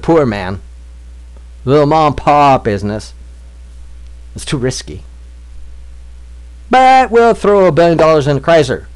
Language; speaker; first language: English; native; English